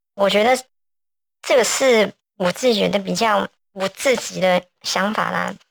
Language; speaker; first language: Chinese; non-native, local second language; Cantonese